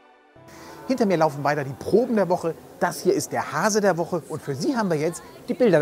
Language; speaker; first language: German; native; German